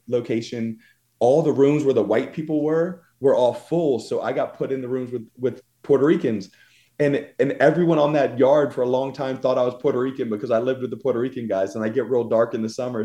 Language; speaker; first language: English; native; English